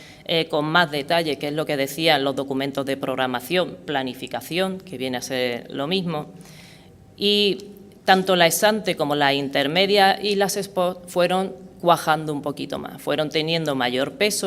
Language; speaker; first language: Spanish; native; Spanish